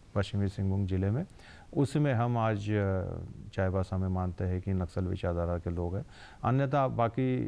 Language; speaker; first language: Hindi; non-native, local second language; Marathi